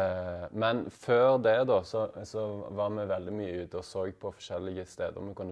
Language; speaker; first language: Norwegian; native; Norwegian